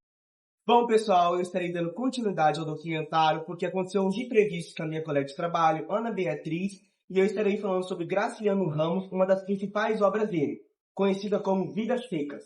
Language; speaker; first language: Portuguese; native; Portuguese